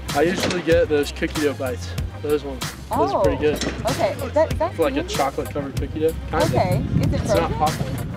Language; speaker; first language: English; native; English